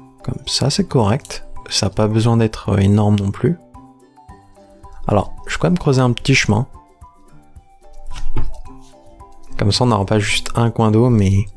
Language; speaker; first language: French; native; French